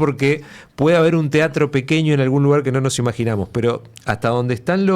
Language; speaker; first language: Spanish; native; Spanish